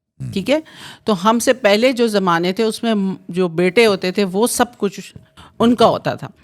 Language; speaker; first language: Urdu; native; Urdu